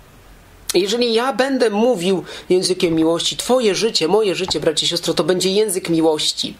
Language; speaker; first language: Polish; native; Polish